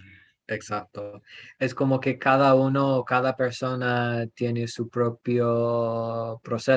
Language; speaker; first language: Spanish; non-native, fluent; English